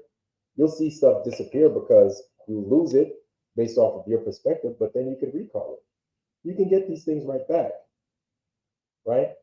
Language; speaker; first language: English; native; English